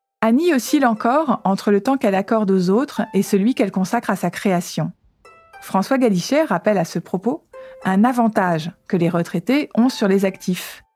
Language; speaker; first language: French; native; French